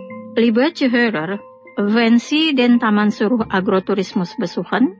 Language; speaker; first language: German; non-native, fluent; Indonesian